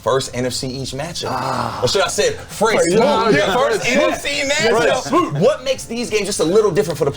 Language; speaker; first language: English; native; English